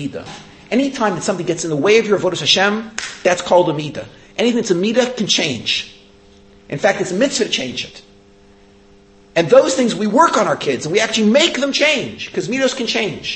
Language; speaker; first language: English; native; English